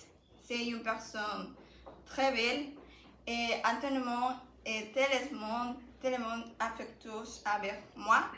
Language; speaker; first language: French; non-native, learner; Spanish